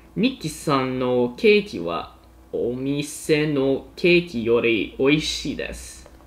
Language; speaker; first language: Japanese; non-native, learner; English